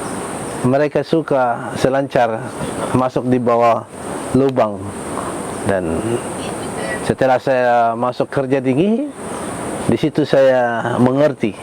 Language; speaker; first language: Indonesian; non-native, local second language; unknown